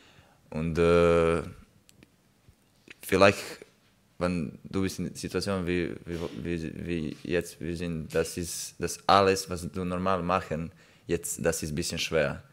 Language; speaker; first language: German; non-native, learner; Croatian